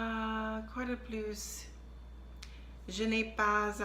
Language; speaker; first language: French; non-native, learner; English